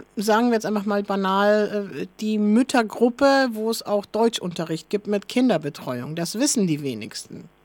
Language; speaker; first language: German; native; German